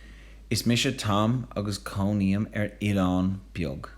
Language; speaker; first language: Irish; non-native, local second language; English